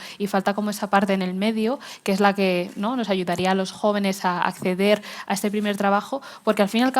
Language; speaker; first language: Spanish; native; Spanish